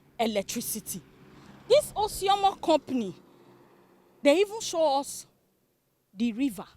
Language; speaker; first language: Nigerian Pidgin; native; Nigerian Pidgin